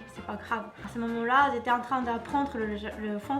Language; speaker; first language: French; non-native, fluent; Japanese